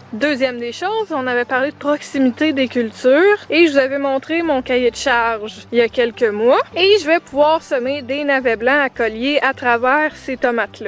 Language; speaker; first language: French; native; French